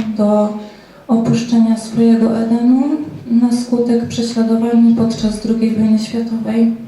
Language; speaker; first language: Polish; native; Polish